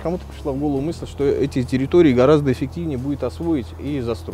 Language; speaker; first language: Russian; native; Russian